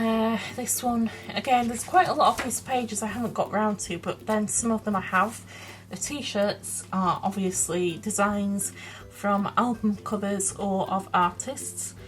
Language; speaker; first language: English; native; English